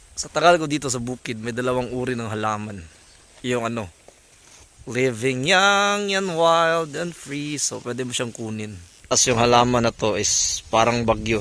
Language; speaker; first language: Filipino; non-native, local second language; Cebuano